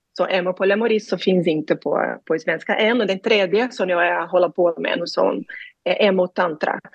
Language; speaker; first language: Swedish; non-native, learner; Portuguese